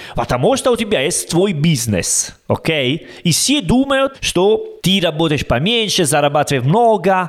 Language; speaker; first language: Russian; non-native, learner; Italian